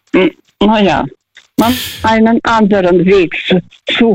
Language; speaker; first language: German; non-native, fluent; Russian